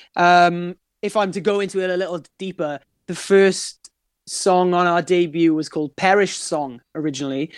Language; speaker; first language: English; native; English